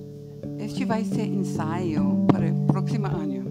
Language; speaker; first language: Portuguese; non-native, learner; English